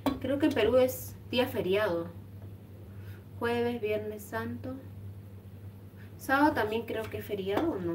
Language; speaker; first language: Spanish; native; Spanish